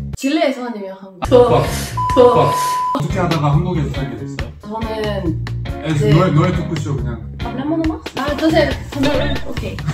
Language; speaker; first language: Korean; non-native, learner; Spanish